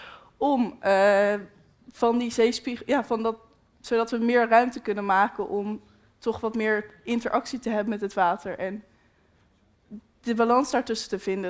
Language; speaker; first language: Dutch; native; Dutch